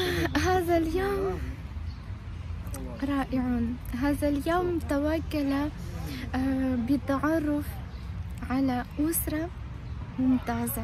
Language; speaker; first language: Arabic; non-native, fluent; Ukrainian